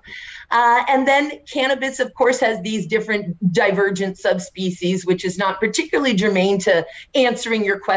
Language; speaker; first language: English; native; English